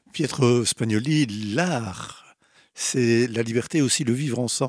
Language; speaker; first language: French; native; French